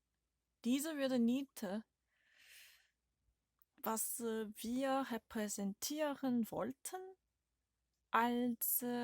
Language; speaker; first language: German; non-native, learner; Korean